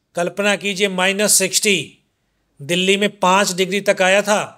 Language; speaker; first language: Hindi; native; Hindi